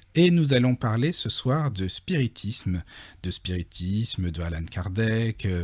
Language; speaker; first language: French; native; French